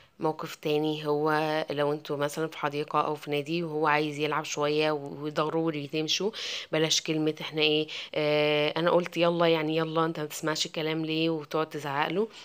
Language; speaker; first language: Arabic; native; Arabic